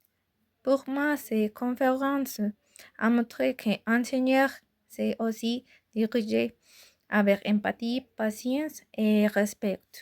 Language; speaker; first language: French; non-native, fluent; Spanish